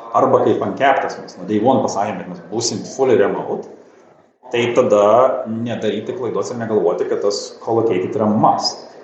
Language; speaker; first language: Lithuanian; native; Lithuanian